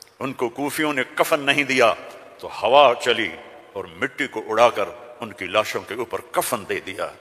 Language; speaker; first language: Urdu; non-native, local second language; Punjabi